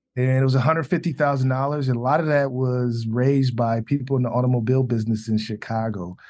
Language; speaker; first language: English; native; English